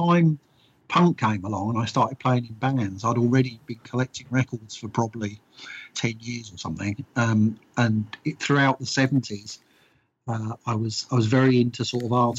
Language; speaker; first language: English; native; English